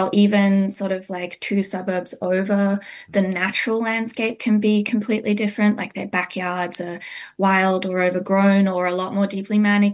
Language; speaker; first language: English; native; English